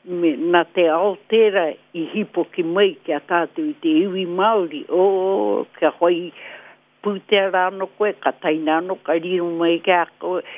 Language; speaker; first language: Māori; native; Māori